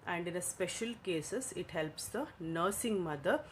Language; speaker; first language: English; non-native, local second language; Kannada